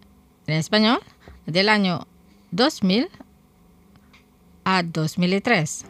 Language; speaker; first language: Spanish; non-native, fluent; Indonesian